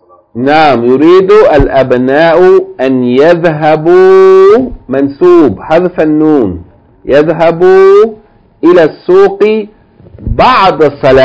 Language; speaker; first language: Arabic; non-native, fluent; English